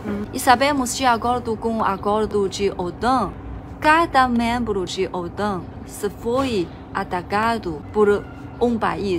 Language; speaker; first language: Portuguese; non-native, fluent; Chinese